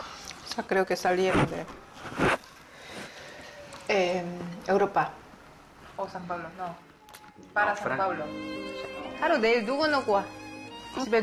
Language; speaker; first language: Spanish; non-native, learner; Korean